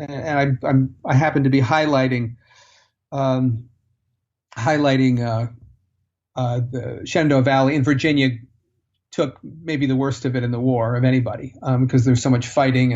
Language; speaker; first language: English; native; English